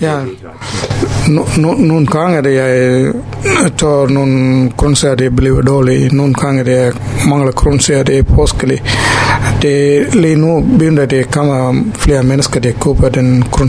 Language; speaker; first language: Danish; non-native, learner; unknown